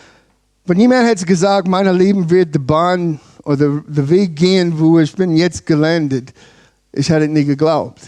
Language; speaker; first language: German; non-native, learner; English